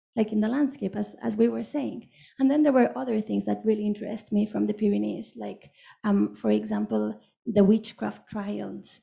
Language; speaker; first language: English; non-native, fluent; Catalan